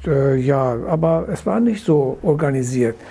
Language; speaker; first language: German; non-native, fluent; Persian